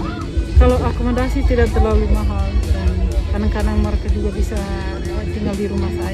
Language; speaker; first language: Indonesian; non-native, fluent; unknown